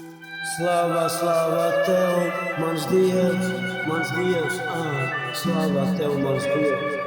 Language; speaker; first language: Latvian; non-native, local second language; Russian